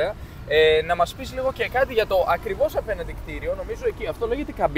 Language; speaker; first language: Greek; native; Greek